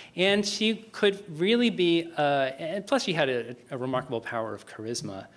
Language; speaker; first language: English; native; English